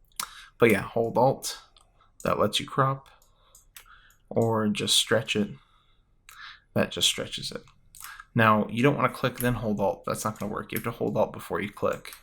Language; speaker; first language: English; native; English